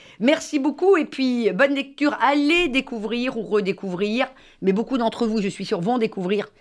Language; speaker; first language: French; native; French